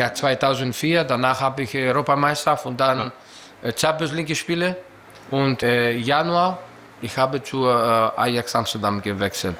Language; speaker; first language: German; non-native, learner; Greek